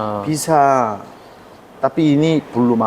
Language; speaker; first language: Indonesian; non-native, learner; Korean